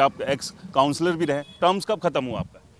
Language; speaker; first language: Hindi; native; Hindi